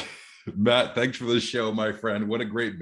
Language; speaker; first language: English; native; English